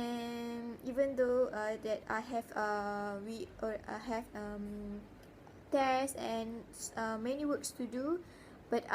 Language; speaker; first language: English; non-native, learner; Malay